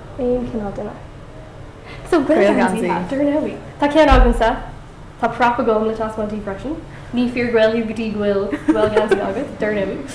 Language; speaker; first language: Irish; non-native, local second language; English